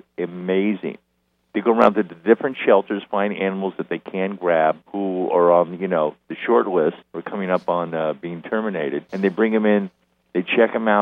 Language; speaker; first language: English; native; English